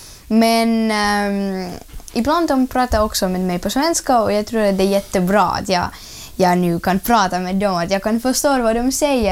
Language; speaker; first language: Swedish; early bilingual, other home language; Ukrainian